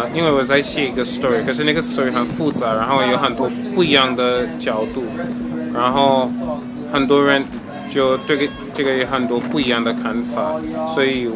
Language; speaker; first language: Chinese; non-native, fluent; English